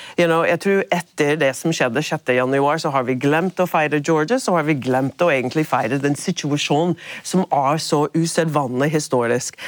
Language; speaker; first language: Norwegian; non-native, fluent; English